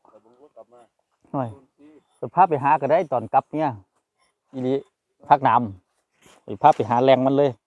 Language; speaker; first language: Thai; non-native, local second language; Northeastern Thai